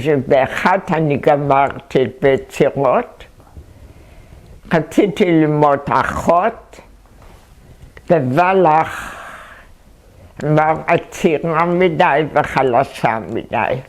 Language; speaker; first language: Hebrew; non-native, fluent; German